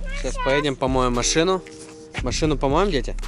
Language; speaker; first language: Russian; native; Russian